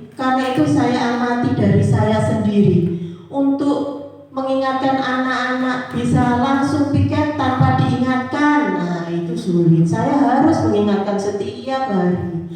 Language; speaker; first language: Indonesian; non-native, local second language; Javanese